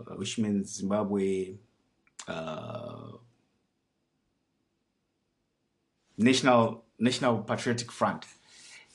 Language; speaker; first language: English; non-native, local second language; Shona